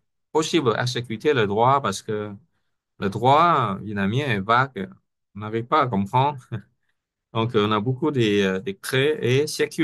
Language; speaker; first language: French; non-native, fluent; Vietnamese